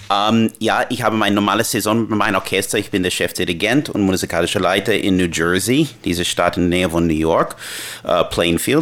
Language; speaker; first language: German; non-native, fluent; English